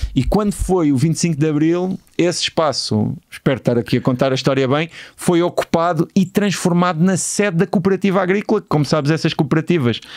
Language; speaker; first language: Portuguese; native; Portuguese